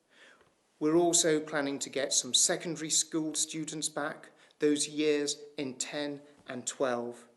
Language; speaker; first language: English; native; English